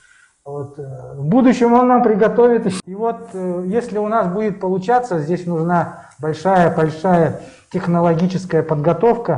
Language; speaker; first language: Russian; native; Russian